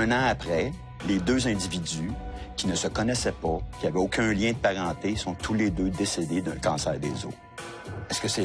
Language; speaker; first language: French; native; French